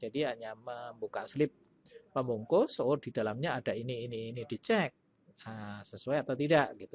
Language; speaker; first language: Indonesian; native; Indonesian